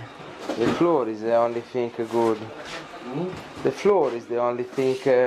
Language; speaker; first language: English; non-native, learner; Italian